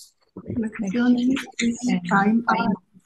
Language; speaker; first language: German; non-native, learner; Korean